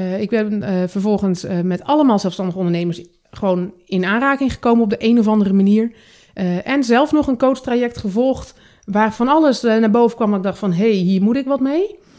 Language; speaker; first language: Dutch; native; Dutch